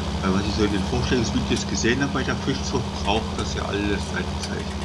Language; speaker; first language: German; native; German